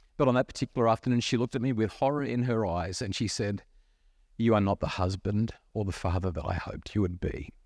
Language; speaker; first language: English; native; English